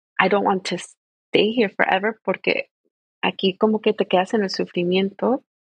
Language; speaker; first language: Spanish; early bilingual, heritage; Spanish